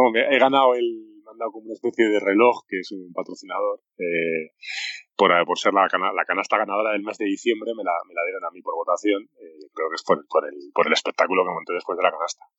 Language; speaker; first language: Spanish; native; Spanish